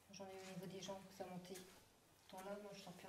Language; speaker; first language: French; native; French